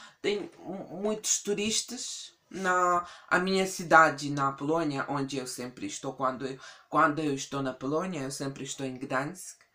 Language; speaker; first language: Portuguese; non-native, fluent; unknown